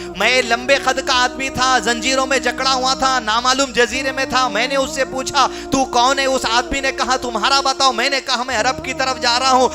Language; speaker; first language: Urdu; native; Urdu